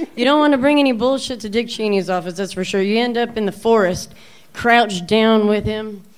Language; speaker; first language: English; native; English